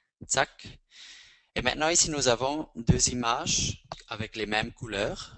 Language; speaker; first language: French; non-native, fluent; Spanish